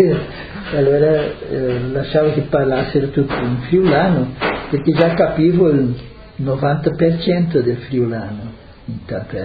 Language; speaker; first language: Italian; early bilingual, heritage; Portuguese